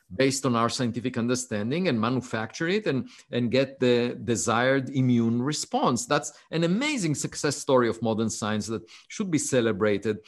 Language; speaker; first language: English; non-native, fluent; Hebrew